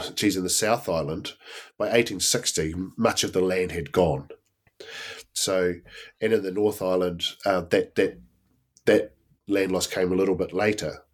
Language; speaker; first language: English; native; English